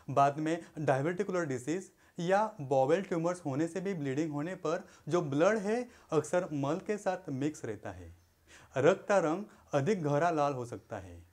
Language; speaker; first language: Hindi; non-native, local second language; Marathi